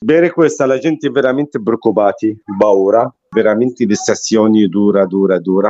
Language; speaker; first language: Italian; non-native, learner; Arabic